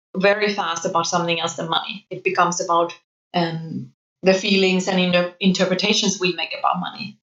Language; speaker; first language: English; non-native, fluent; Finnish